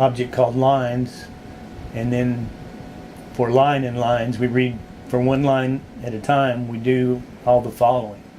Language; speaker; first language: English; native; English